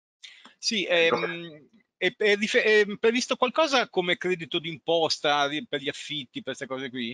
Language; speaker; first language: Italian; native; Italian